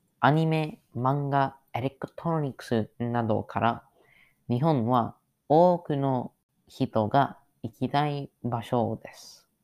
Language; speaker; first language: Japanese; non-native, learner; English